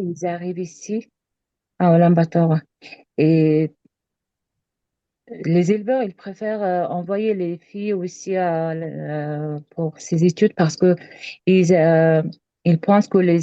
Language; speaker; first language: French; non-native, learner; Mongolian